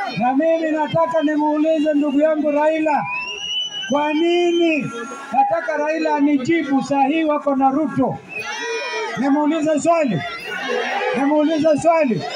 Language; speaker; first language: Swahili; non-native, local second language; Kamba